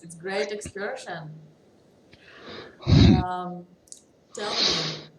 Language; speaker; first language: English; non-native, learner; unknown